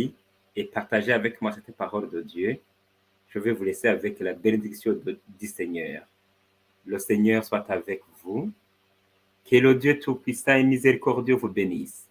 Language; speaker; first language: French; non-native, fluent; Spanish